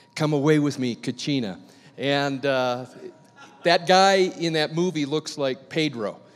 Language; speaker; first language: English; native; English